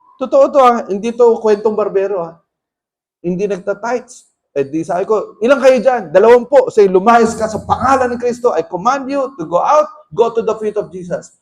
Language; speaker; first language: Filipino; native; Filipino